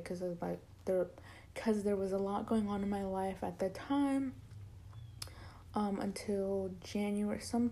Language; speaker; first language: English; early bilingual, other home language; Spanish